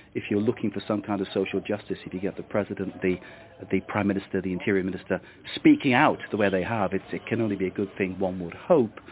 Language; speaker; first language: English; native; English